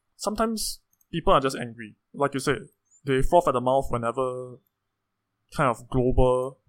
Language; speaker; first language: English; native; English